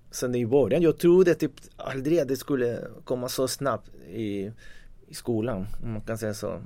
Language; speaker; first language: Swedish; non-native, fluent; Spanish